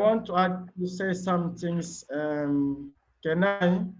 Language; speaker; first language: English; non-native, learner; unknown